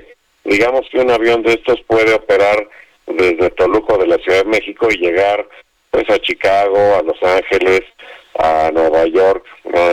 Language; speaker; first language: Spanish; native; Spanish